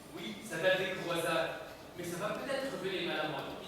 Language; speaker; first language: French; non-native, local second language; Arabic